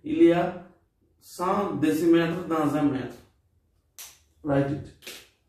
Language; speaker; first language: French; non-native, learner; Bangla